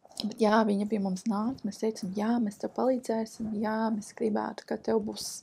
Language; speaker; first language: Latvian; non-native, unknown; English